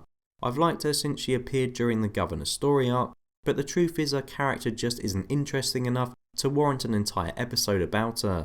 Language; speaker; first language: English; native; English